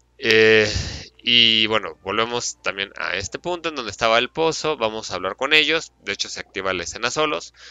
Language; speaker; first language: Spanish; native; Spanish